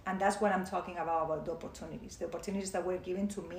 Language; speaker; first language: English; non-native, fluent; Spanish